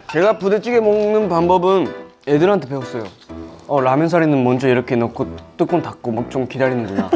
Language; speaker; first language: Korean; non-native, fluent; Japanese